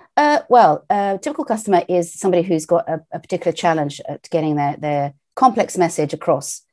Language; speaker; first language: English; native; English